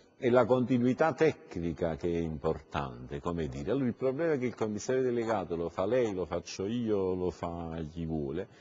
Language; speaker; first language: Italian; native; Italian